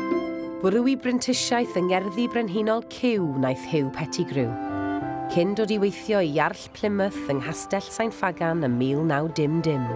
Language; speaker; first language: Welsh; native; Welsh